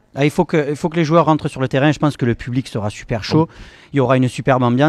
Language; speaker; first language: French; native; French